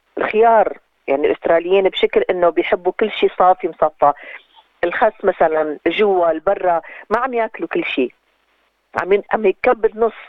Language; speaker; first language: Arabic; native; Arabic